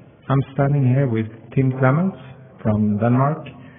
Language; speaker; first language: English; non-native, fluent; Swedish